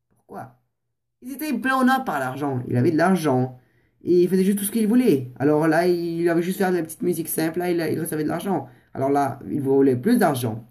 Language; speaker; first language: French; non-native, fluent; Russian